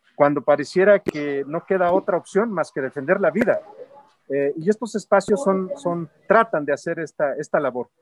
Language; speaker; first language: Spanish; native; Spanish